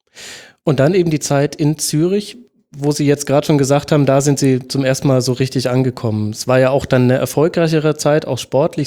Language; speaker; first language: German; native; German